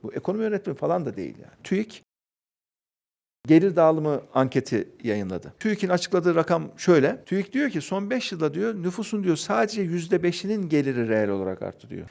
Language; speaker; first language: Turkish; native; Turkish